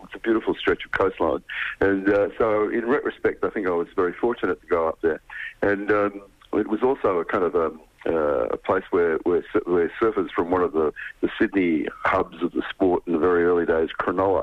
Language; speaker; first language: English; native; English